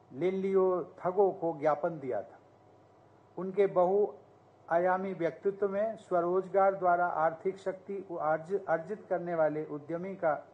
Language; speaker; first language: Hindi; native; Hindi